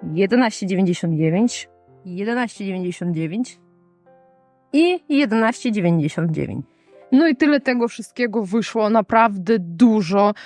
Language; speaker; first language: Polish; non-native, fluent; Kazakh